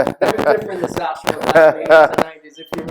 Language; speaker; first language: English; native; English